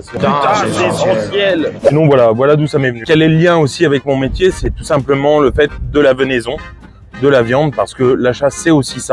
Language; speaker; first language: French; native; French